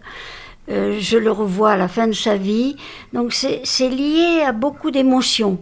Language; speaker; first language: French; native; French